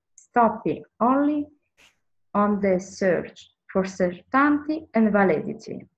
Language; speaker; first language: English; non-native, learner; Italian